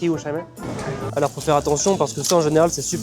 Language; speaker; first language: French; native; French